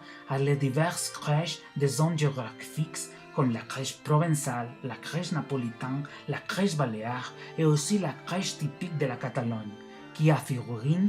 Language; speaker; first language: French; non-native, learner; Catalan